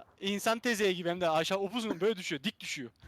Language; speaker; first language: Turkish; native; Turkish